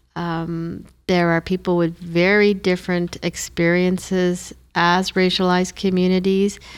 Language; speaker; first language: English; non-native, fluent; Hindi